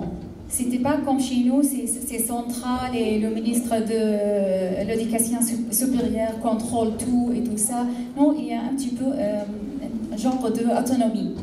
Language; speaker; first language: French; non-native, fluent; Arabic